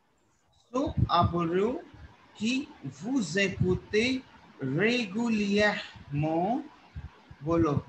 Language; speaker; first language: French; non-native, learner; Hindi